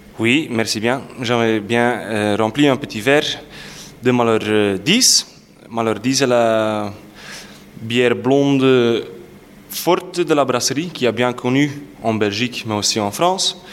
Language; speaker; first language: French; non-native, local second language; Dutch